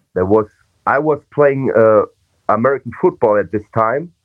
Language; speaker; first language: English; non-native, fluent; German